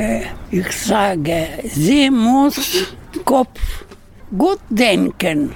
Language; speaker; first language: German; non-native, learner; Russian